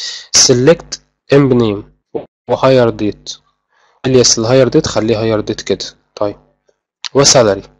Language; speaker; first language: Arabic; native; Arabic